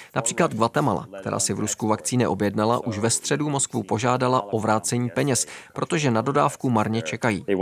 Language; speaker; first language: Czech; non-native, fluent; Dutch